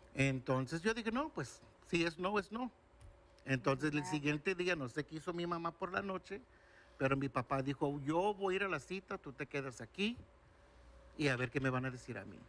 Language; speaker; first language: Spanish; early bilingual, heritage; Spanish